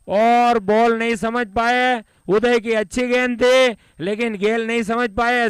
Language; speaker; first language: Hindi; non-native, local second language; Gujarati